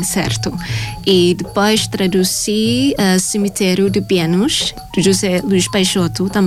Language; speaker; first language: Portuguese; non-native, fluent; Thai